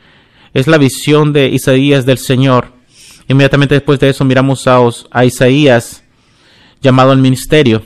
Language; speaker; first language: Spanish; non-native, fluent; English